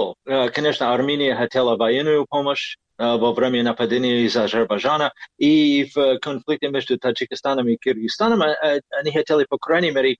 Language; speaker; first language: Russian; non-native, fluent; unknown